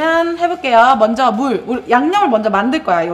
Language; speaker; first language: Korean; native; Korean